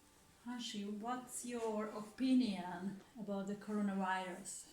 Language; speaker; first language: English; non-native, learner; Hungarian